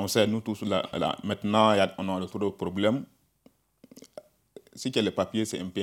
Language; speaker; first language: French; non-native, learner; Bambara